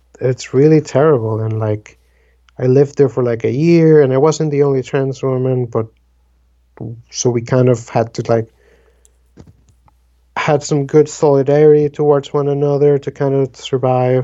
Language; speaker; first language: English; non-native, fluent; Spanish